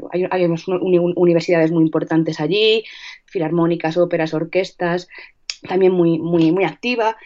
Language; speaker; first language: Spanish; non-native, fluent; Russian